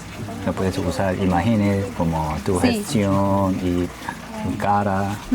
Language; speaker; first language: Spanish; non-native, learner; Korean